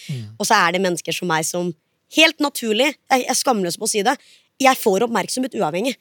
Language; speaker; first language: Norwegian; early bilingual, other home language; Hindi